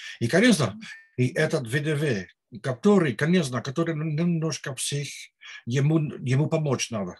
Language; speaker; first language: Russian; non-native, learner; Dutch